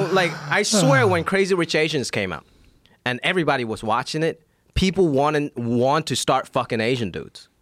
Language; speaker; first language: English; non-native, local second language; Cantonese